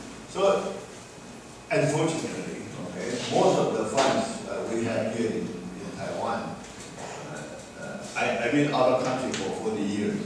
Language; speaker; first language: English; non-native, fluent; Chinese